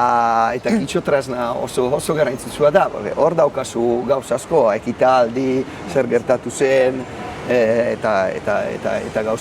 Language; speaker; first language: Basque; non-native, learner; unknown